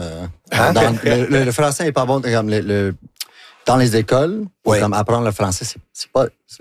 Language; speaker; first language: French; non-native, local second language; English